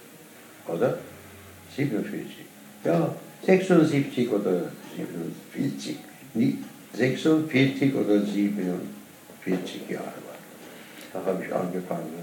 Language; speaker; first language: German; non-native, learner; Persian